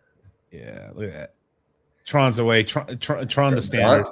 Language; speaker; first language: English; native; English